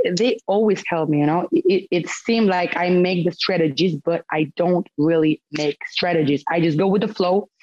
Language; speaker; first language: English; non-native, fluent; Romanian